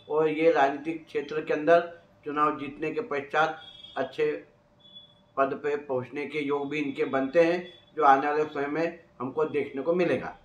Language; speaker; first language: Hindi; native; Hindi